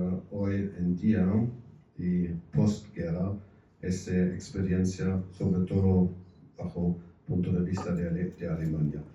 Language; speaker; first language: Spanish; non-native, fluent; German